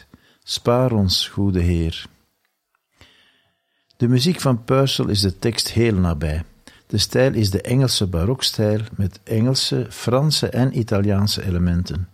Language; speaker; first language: Dutch; native; Dutch